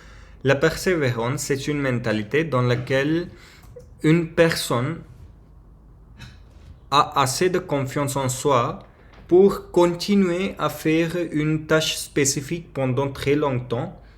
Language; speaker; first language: French; non-native, learner; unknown